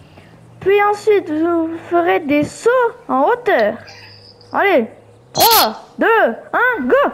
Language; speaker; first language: French; native; French